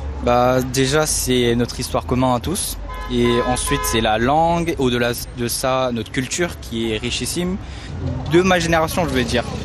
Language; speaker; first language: French; early bilingual, other home language; Tibetan